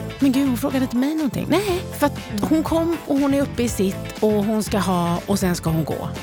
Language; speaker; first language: Swedish; native; Swedish